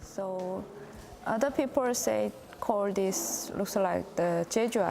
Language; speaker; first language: English; non-native, learner; Korean